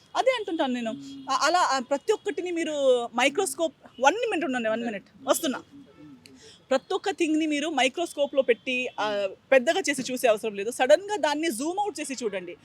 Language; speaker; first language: Telugu; non-native, fluent; Konkani